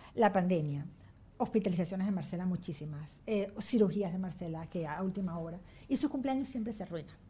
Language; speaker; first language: Spanish; native; Spanish